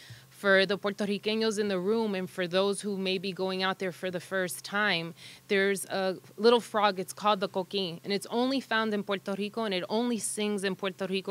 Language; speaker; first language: English; early bilingual, other home language; Spanish